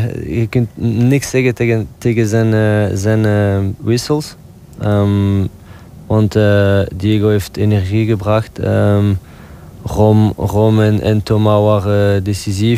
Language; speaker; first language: Dutch; non-native, local second language; French